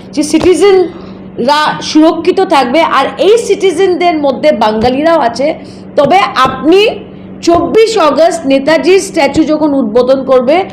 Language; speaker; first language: Bangla; native; Bangla